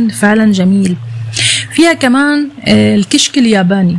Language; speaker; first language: Arabic; native; Arabic